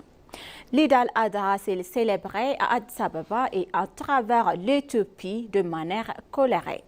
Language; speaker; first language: French; non-native, fluent; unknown